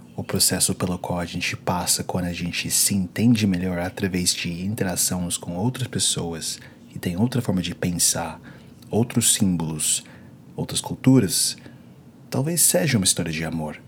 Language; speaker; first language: Portuguese; non-native, fluent; English